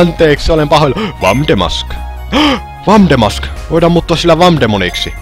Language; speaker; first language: Finnish; native; Finnish